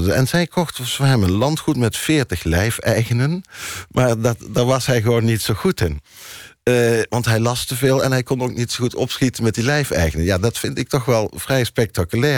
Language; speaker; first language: Dutch; native; Dutch